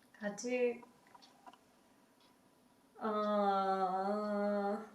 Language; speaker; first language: Korean; non-native, learner; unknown